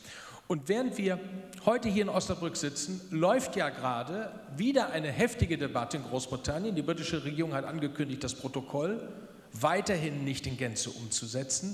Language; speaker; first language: German; native; German